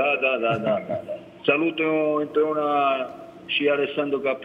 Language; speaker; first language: Romanian; non-native, learner; Italian